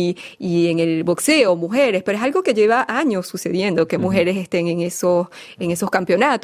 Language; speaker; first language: Spanish; native; Spanish